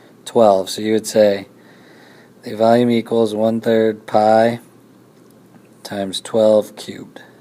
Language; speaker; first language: English; native; English